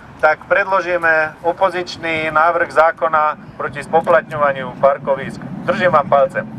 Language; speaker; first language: Slovak; non-native, local second language; Hungarian